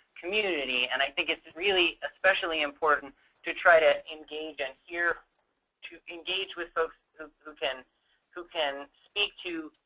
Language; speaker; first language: English; native; English